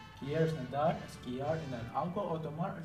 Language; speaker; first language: Spanish; non-native, learner; English